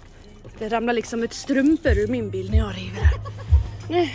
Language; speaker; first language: Swedish; native; Swedish